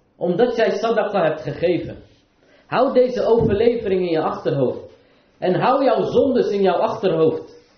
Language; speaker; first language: Dutch; early bilingual, other home language; Arabic